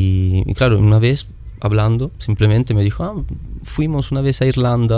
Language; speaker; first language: Spanish; non-native, fluent; Italian